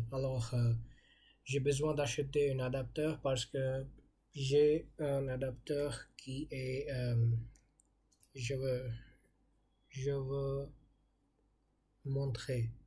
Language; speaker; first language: French; non-native, learner; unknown